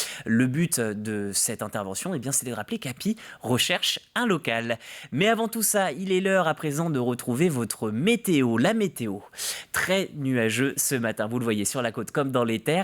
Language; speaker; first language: French; native; French